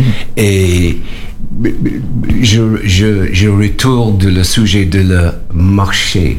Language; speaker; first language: French; non-native, learner; English